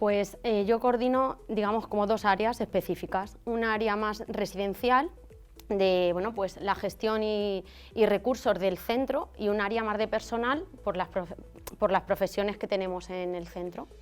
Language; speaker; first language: Spanish; native; Spanish